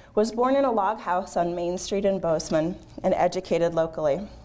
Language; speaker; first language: English; native; English